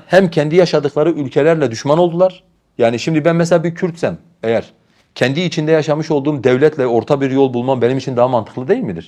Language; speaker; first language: Turkish; non-native, local second language; Kurdish